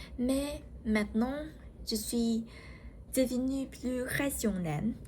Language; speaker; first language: French; non-native, learner; Vietnamese